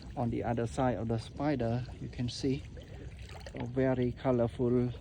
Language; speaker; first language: English; non-native, learner; Khmer